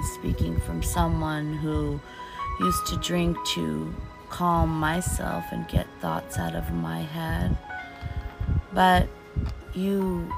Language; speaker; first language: English; early bilingual, other home language; Portuguese